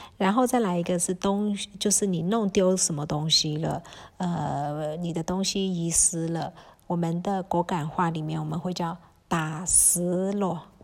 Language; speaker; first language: Chinese; early bilingual, heritage; Chinese